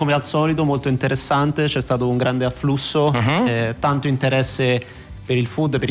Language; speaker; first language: Italian; native; Italian